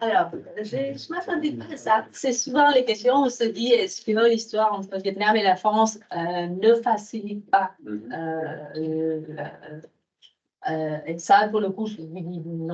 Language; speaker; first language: French; non-native, fluent; Vietnamese